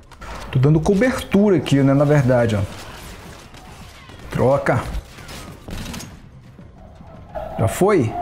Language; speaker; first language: Portuguese; native; Portuguese